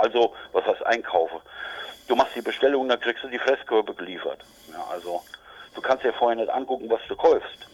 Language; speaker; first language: German; native; German